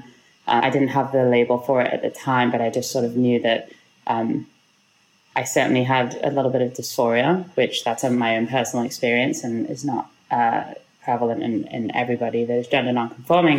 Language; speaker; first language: English; native; English